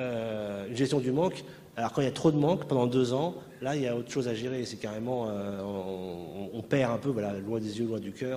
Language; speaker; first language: French; native; French